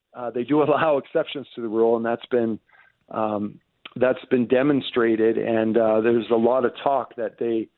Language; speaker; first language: English; native; English